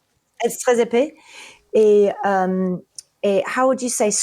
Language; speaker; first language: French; early bilingual, heritage; English